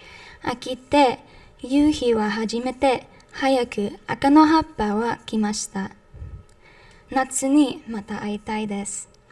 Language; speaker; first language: Japanese; non-native, learner; English